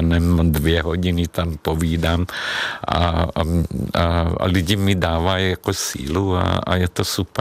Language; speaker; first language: Czech; non-native, fluent; Hungarian